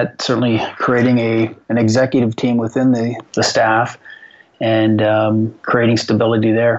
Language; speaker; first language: English; native; English